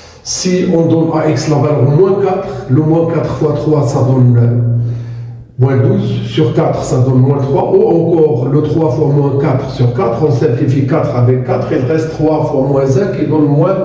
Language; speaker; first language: French; non-native, local second language; Arabic